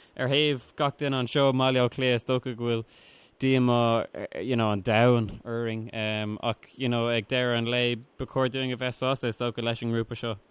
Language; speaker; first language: Irish; non-native, local second language; English